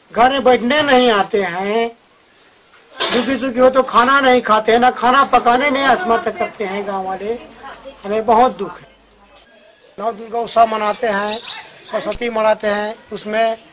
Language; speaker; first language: Hindi; native; Hindi